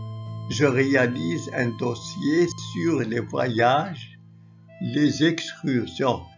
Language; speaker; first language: French; non-native, local second language; Arabic